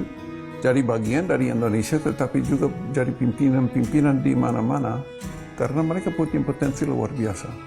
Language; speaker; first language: Indonesian; non-native, fluent; English